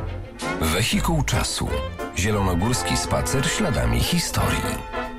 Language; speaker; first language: Polish; native; Polish